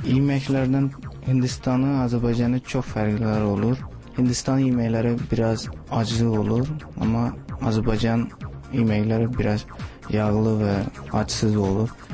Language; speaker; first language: Azerbaijani; non-native, learner; Tamil